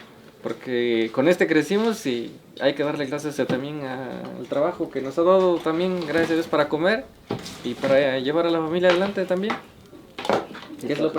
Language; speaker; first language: Spanish; native; Spanish